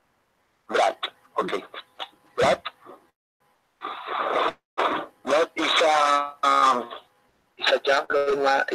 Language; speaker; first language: English; non-native, learner; Spanish